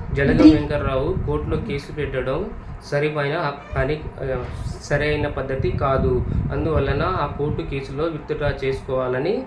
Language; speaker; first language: Telugu; non-native, local second language; Lambadi